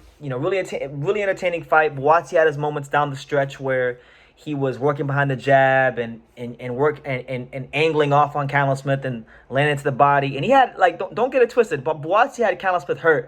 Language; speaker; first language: English; native; English